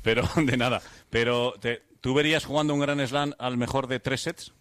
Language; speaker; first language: Spanish; native; Spanish